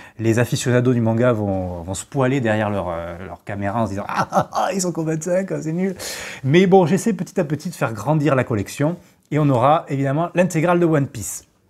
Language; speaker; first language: French; native; French